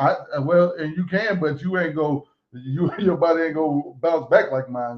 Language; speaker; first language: English; native; English